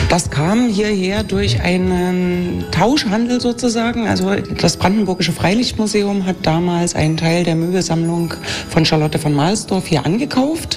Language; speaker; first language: German; native; German